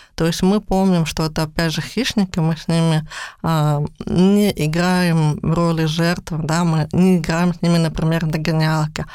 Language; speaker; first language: Russian; native; Russian